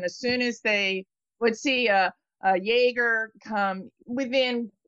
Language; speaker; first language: English; native; English